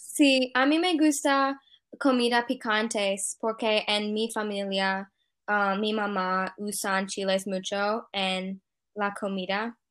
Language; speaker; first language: Spanish; non-native, learner; English